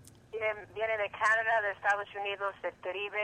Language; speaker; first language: Spanish; early bilingual, heritage; English